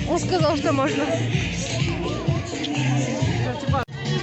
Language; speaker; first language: Russian; non-native, local second language; Kyrgyz